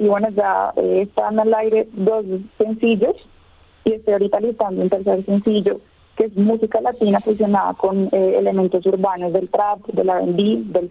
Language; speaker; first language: Spanish; native; Spanish